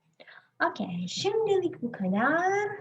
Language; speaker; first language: Turkish; non-native, learner; Indonesian